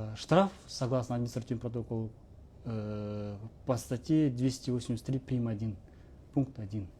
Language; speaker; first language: Russian; non-native, local second language; Kazakh